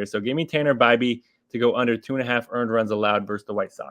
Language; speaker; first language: English; native; English